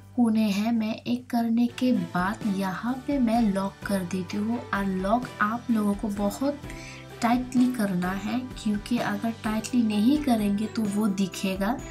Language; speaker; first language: Hindi; non-native, local second language; Bangla